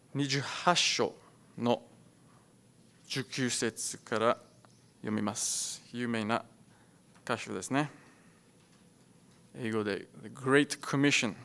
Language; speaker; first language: Japanese; non-native, learner; Afrikaans